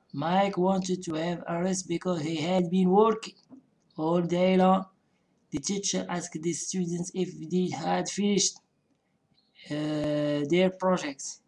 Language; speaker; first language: English; non-native, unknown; Arabic